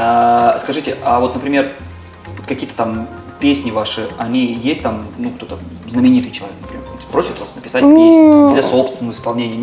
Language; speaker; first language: Russian; native; Russian